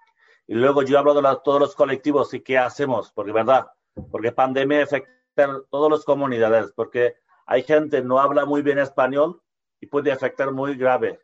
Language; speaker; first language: Spanish; non-native, learner; Bangla